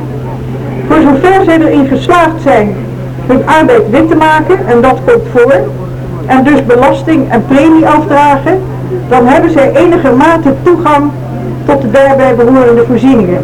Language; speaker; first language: Dutch; native; Dutch